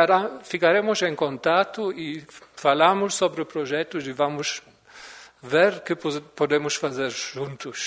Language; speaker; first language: Portuguese; non-native, fluent; German